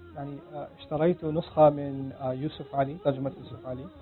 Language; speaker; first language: Arabic; non-native, fluent; Urdu